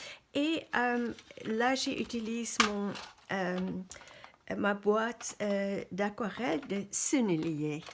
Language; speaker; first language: French; non-native, fluent; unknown